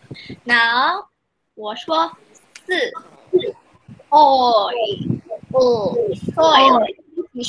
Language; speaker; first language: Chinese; non-native, learner; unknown